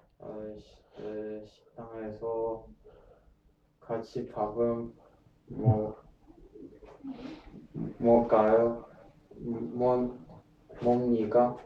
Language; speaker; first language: Korean; non-native, learner; Chinese